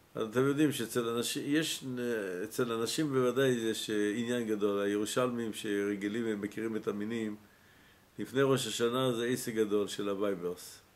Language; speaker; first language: Hebrew; native; Hebrew